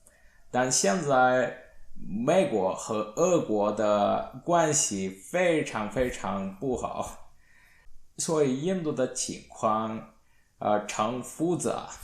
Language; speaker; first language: Chinese; non-native, learner; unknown